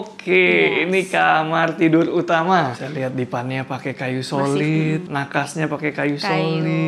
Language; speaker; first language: Indonesian; native; Indonesian